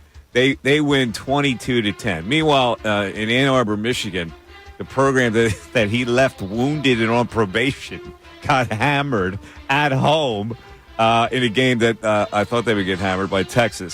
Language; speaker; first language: English; native; English